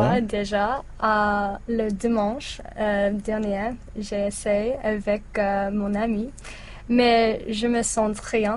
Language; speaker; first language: French; non-native, learner; English